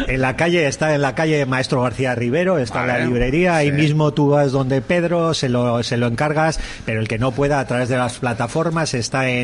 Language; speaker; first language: Spanish; native; Spanish